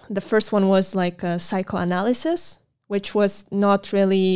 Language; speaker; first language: English; non-native, fluent; Polish